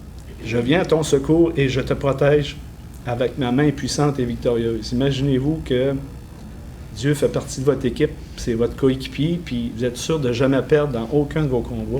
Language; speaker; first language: French; native; French